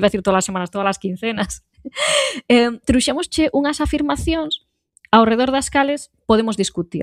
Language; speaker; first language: Galician; native; Galician